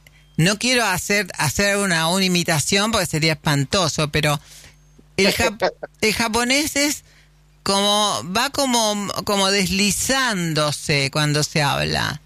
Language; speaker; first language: Spanish; native; Spanish